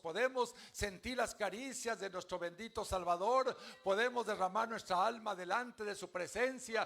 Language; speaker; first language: Spanish; native; Spanish